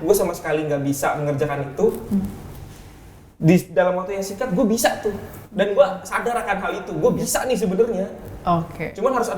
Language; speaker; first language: Indonesian; native; Indonesian